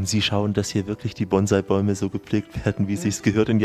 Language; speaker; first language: German; native; German